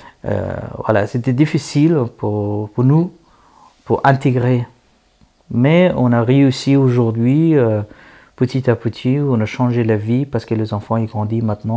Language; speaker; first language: French; non-native, learner; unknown